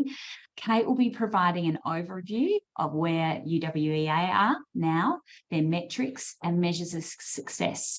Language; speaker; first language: English; native; English